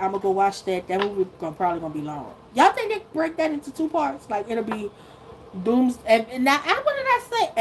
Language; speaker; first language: English; native; English